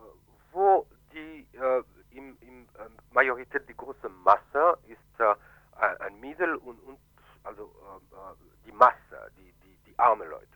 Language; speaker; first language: German; non-native, fluent; Haitian Creole